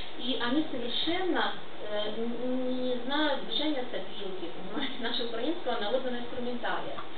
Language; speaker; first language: Russian; non-native, local second language; Ukrainian